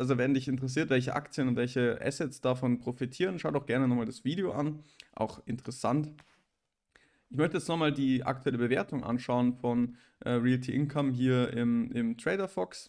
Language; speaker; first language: German; native; German